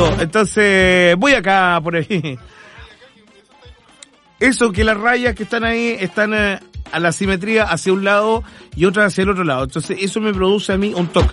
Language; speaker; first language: Spanish; native; Spanish